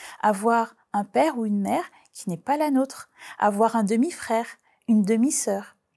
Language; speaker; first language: French; native; French